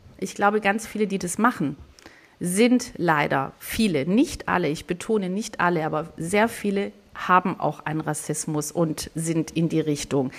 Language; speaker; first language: German; early bilingual, other home language; Greek